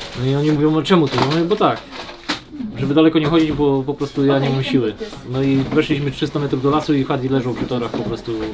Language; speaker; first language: Polish; native; Polish